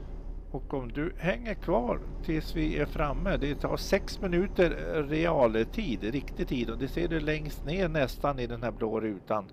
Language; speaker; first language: Swedish; native; Swedish